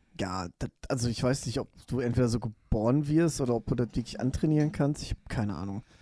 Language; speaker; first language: German; native; German